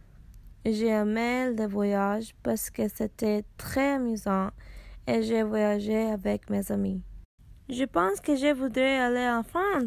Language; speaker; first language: French; non-native, learner; English